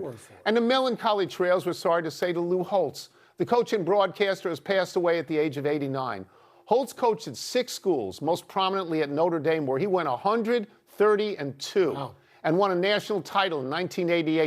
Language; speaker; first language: English; native; English